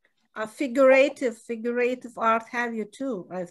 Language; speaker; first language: English; non-native, learner; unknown